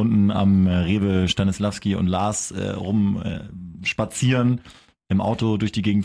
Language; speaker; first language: German; native; German